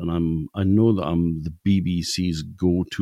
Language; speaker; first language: English; native; English